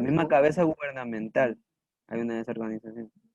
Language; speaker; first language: Spanish; native; Spanish